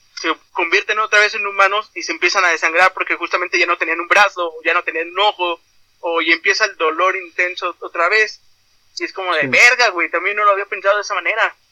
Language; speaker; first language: Spanish; native; Spanish